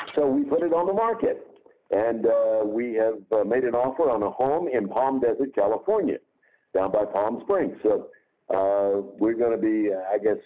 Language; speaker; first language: English; native; English